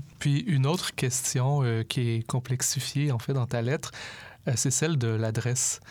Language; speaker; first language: French; native; French